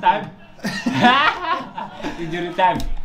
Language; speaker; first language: English; non-native, learner; Indonesian